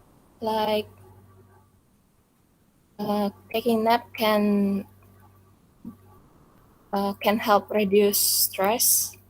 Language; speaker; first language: English; non-native, learner; Indonesian